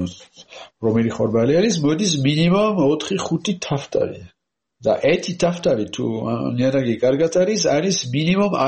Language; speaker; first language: Georgian; non-native, learner; French